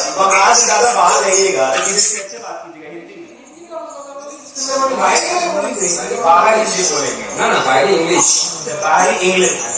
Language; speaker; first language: Hindi; non-native, local second language; Bangla